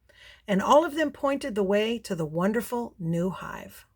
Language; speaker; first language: English; native; English